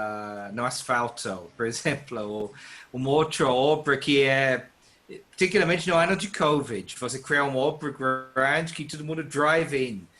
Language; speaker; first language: Portuguese; non-native, learner; English